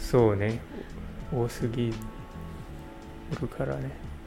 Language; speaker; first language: Japanese; non-native, learner; English